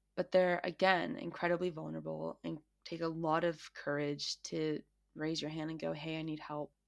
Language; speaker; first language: English; native; English